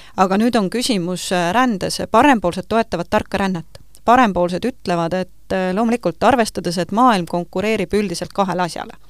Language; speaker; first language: Estonian; native; Estonian